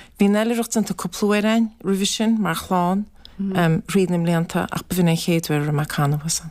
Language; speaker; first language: Irish; native; Irish